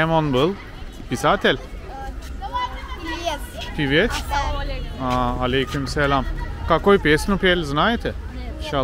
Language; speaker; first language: Russian; non-native, learner; Turkish